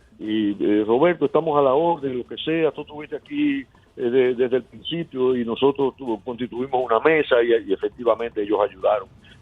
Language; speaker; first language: Spanish; native; Spanish